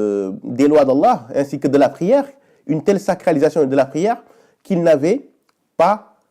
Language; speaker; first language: French; native; French